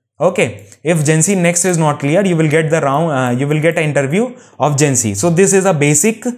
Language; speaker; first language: English; non-native, local second language; Hindi